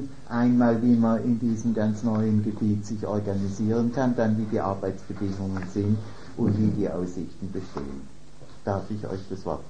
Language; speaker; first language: German; native; German